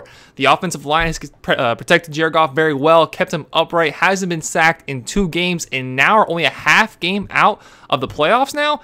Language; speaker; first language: English; native; English